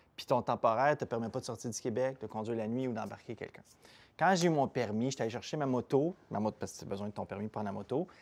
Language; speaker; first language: French; native; French